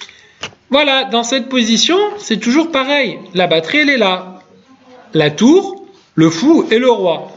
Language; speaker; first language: French; native; French